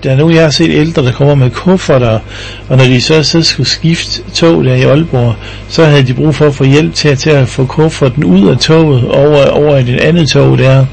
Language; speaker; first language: Danish; native; Danish